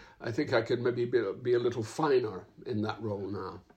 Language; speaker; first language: English; native; English